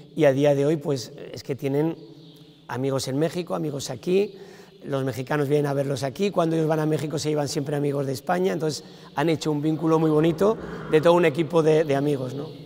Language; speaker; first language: Spanish; native; Spanish